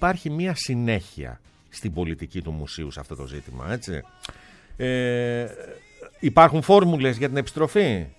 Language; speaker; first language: Greek; native; Greek